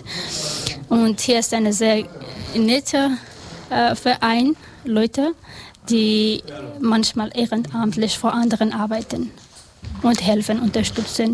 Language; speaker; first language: German; non-native, learner; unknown